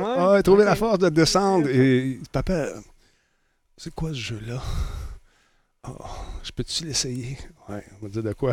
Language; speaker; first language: French; native; French